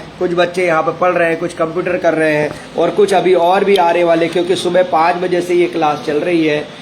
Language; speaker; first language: Hindi; native; Hindi